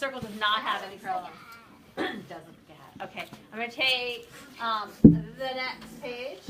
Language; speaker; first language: English; native; English